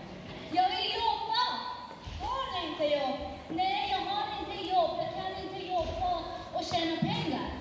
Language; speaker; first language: Swedish; non-native, learner; Persian